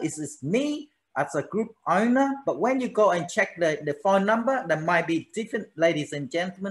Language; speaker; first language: English; non-native, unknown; Vietnamese